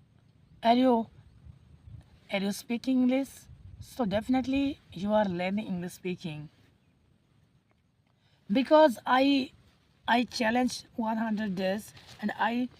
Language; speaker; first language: English; non-native, learner; Hindi